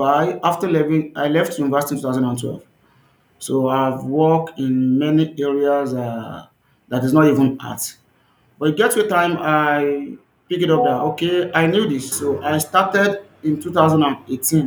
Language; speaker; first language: English; non-native, local second language; Yoruba